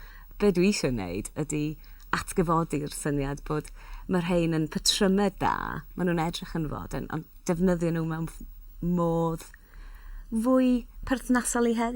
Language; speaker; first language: Welsh; native; Welsh